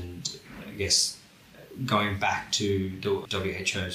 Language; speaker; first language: English; non-native, local second language; Bangla